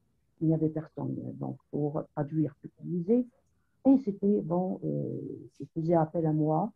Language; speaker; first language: French; non-native, local second language; Arabic